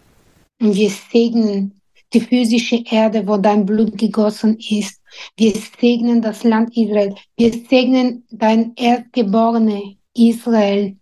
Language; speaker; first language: German; non-native, fluent; Bulgarian